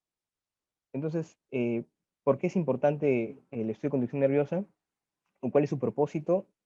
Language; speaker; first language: Spanish; native; Spanish